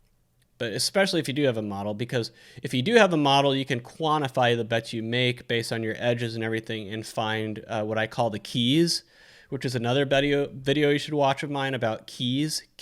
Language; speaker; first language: English; native; English